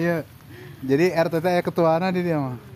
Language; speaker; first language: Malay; non-native, local second language; Sundanese